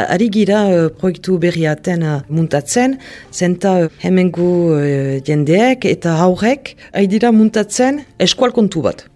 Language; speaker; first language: Basque; native; Basque